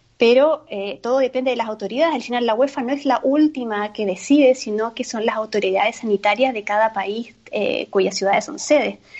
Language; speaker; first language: Spanish; native; Spanish